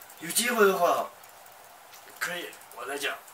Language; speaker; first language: Chinese; non-native, local second language; Tibetan